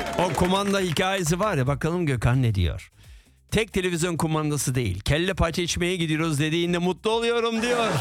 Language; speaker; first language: Turkish; early bilingual, heritage; Turkish